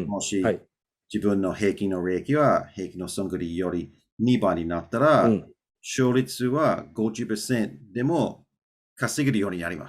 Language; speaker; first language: Japanese; non-native, learner; English